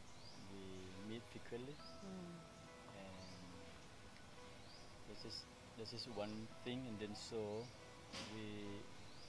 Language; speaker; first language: English; non-native, fluent; Thai